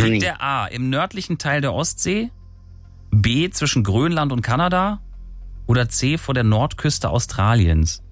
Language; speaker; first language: German; native; German